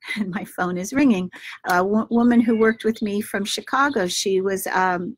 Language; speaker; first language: English; native; English